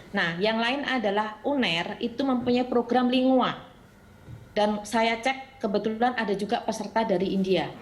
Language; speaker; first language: Indonesian; native; Indonesian